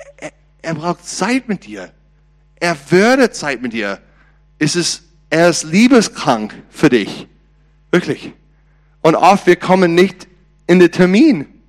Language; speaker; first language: German; non-native, learner; English